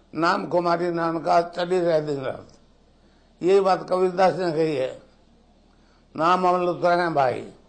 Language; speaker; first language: Hindi; native; Hindi